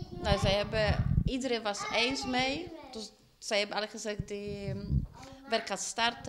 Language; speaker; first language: Dutch; non-native, fluent; Polish